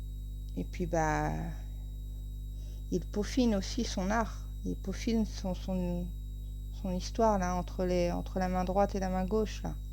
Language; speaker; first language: French; native; French